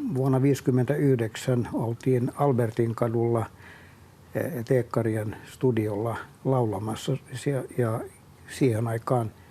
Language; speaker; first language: Finnish; non-native, local second language; Swedish